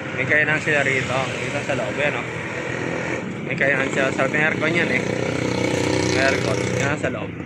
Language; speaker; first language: Filipino; native; Filipino